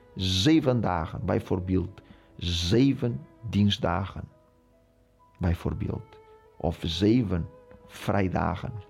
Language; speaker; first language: Dutch; non-native, fluent; Portuguese